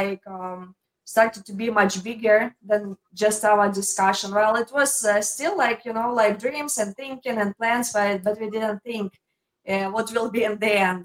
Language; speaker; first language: English; non-native, fluent; Ukrainian